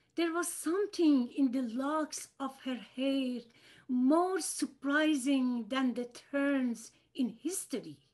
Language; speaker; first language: English; non-native, fluent; Persian